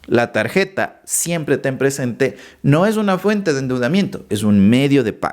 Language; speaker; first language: Spanish; native; Spanish